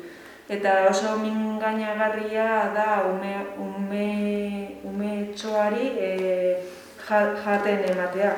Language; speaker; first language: Basque; non-native, learner; Spanish